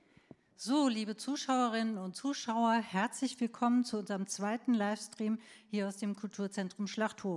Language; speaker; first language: German; native; German